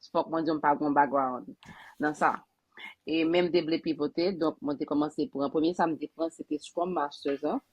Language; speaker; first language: French; non-native, local second language; Haitian Creole